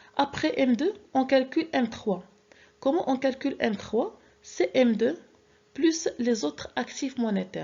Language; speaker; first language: French; non-native, local second language; Arabic